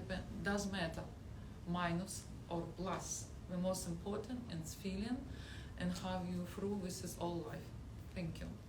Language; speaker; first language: English; non-native, learner; Russian